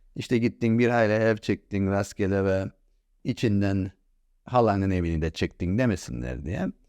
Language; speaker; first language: Turkish; native; Turkish